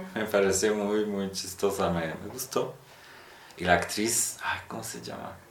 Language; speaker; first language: Spanish; non-native, fluent; Polish